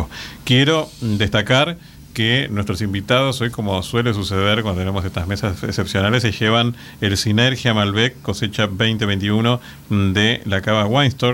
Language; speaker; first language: Spanish; native; Spanish